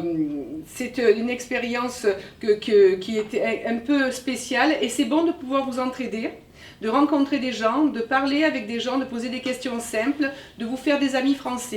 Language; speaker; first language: French; native; French